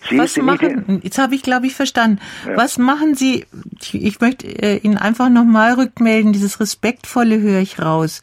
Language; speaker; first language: German; native; German